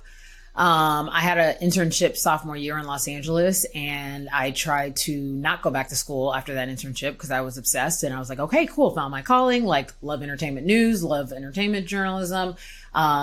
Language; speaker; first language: English; native; English